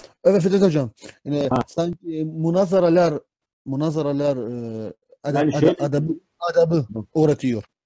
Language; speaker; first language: Turkish; non-native, learner; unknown